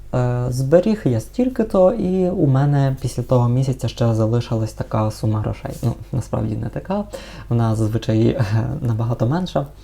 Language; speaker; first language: Ukrainian; non-native, local second language; Russian